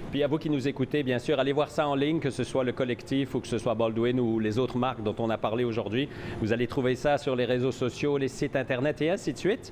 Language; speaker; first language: French; native; French